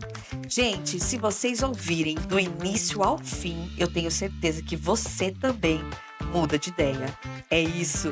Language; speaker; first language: Portuguese; native; Portuguese